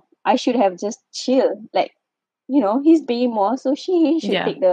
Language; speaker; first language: English; non-native, local second language; Malay